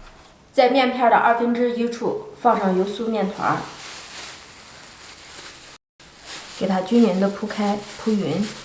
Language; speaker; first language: Chinese; native; Chinese